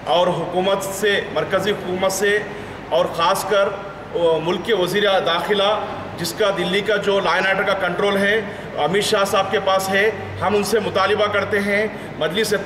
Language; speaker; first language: Urdu; native; Urdu